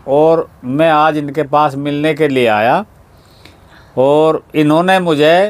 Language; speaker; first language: Hindi; native; Hindi